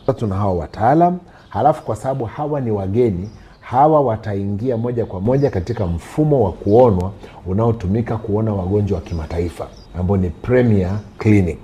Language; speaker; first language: Swahili; native; Swahili